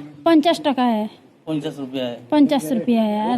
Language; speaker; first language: Hindi; non-native, local second language; Bangla